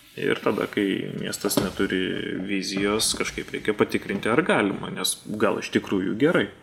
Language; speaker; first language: Lithuanian; native; Lithuanian